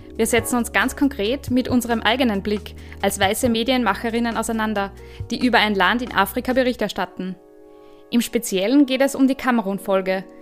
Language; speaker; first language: German; native; German